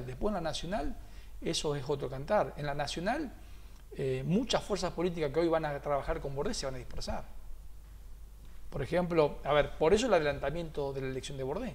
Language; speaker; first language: Spanish; native; Spanish